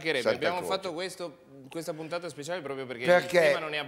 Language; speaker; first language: Italian; native; Italian